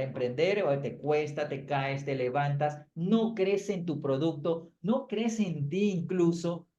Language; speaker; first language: Spanish; native; Spanish